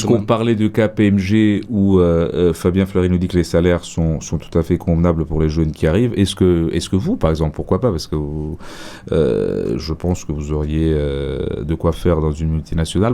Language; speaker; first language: French; native; French